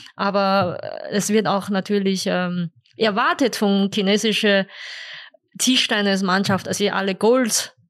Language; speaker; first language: German; non-native, fluent; Chinese